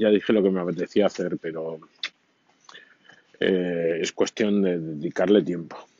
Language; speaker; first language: Spanish; native; Spanish